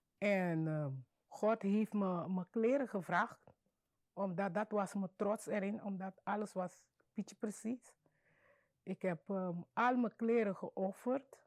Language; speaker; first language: Dutch; non-native, local second language; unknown